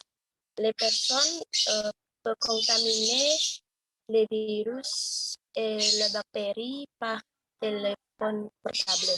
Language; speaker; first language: French; non-native, learner; Indonesian